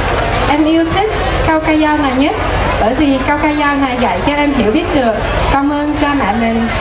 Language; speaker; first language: Vietnamese; early bilingual, heritage; Vietnamese